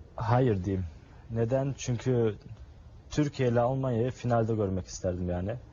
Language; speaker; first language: Turkish; early bilingual, heritage; Turkish